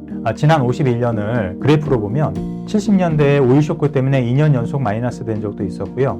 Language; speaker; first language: Korean; native; Korean